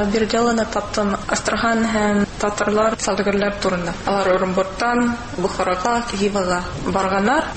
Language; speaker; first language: Tatar; non-native, fluent; English